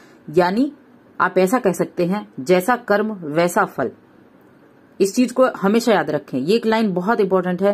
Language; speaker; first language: Hindi; native; Hindi